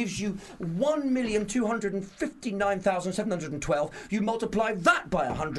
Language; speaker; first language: English; native; English